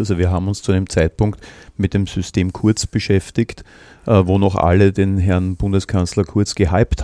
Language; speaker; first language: German; native; German